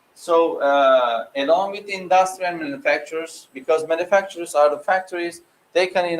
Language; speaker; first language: English; non-native, fluent; Turkish